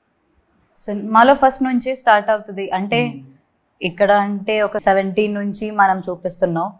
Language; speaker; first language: Telugu; non-native, learner; Malayalam